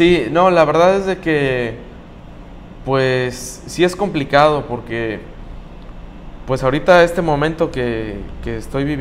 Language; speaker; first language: Spanish; native; Spanish